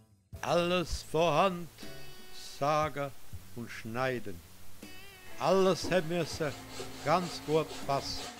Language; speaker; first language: German; non-native, local second language; Romansh